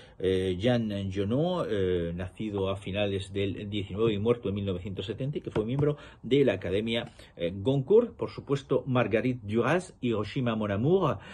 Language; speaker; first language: Spanish; native; Spanish